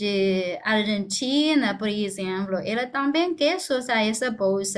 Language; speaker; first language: Portuguese; non-native, fluent; Chinese